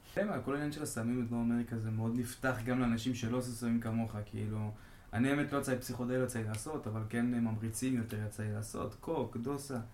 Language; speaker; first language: Hebrew; native; Hebrew